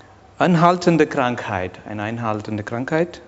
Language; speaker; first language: German; non-native, learner; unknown